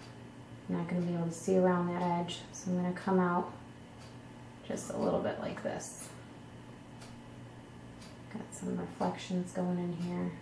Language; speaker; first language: English; native; English